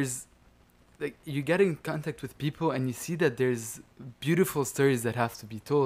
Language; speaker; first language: English; non-native, fluent; Arabic